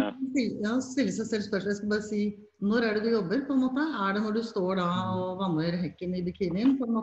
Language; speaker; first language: Norwegian; native; Norwegian